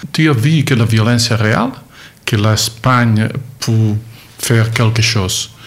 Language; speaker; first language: French; non-native, learner; Catalan